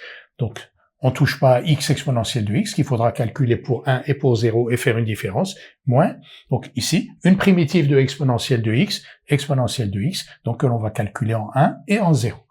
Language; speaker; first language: French; native; French